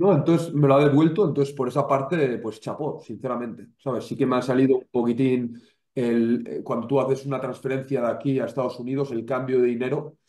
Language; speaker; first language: Spanish; native; Spanish